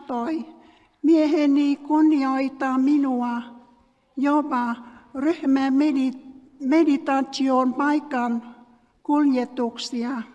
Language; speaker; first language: Finnish; non-native, learner; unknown